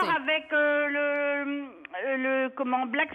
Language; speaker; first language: French; native; French